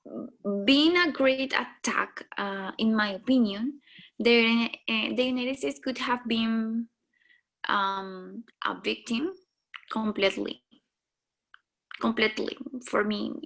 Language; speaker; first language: English; non-native, learner; Spanish